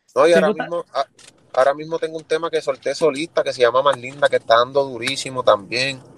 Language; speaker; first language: Spanish; native; Spanish